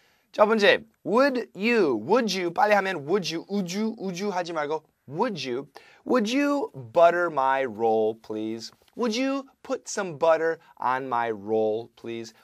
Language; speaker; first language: English; native; English